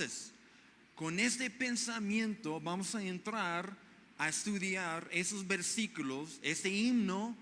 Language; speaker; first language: Spanish; non-native, fluent; English